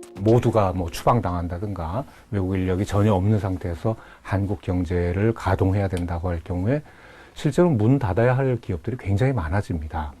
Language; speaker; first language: Korean; native; Korean